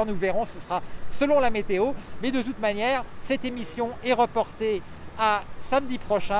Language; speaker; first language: French; native; French